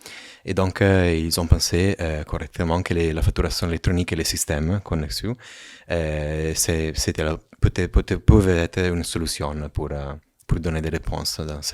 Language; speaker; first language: French; non-native, fluent; Italian